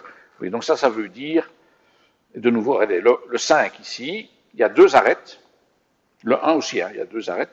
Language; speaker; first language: French; native; French